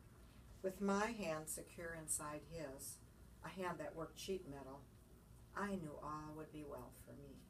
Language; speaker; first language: English; native; English